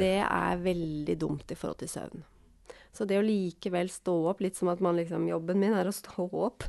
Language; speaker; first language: Norwegian; native; Norwegian